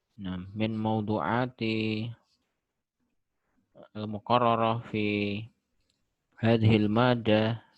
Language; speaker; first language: Arabic; non-native, fluent; Indonesian